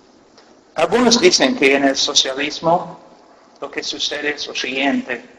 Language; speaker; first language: Spanish; non-native, fluent; English